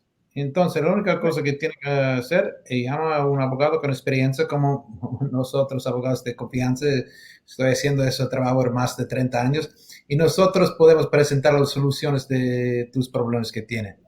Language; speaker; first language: Spanish; non-native, learner; English